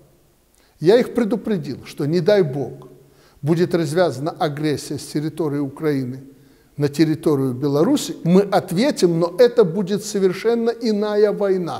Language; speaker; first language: Russian; native; Russian